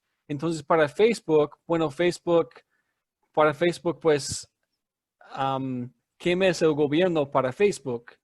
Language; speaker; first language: Spanish; non-native, fluent; English